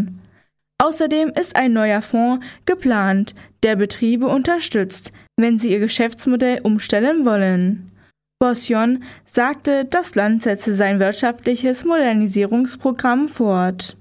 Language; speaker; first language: German; native; German